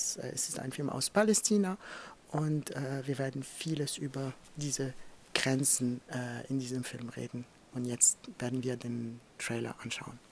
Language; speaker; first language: German; non-native, fluent; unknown